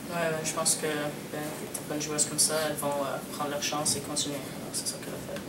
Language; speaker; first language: French; non-native, local second language; English